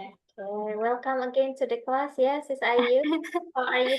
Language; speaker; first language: English; non-native, fluent; Indonesian